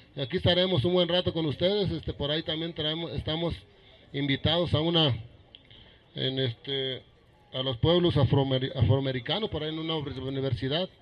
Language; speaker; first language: Spanish; non-native, local second language; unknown